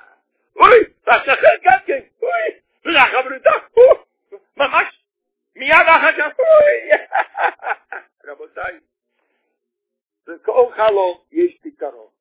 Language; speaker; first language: Hebrew; non-native, fluent; Yiddish